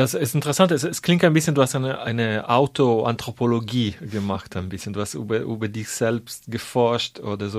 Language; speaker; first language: German; non-native, fluent; Italian